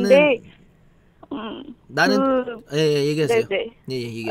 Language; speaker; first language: Korean; native; Korean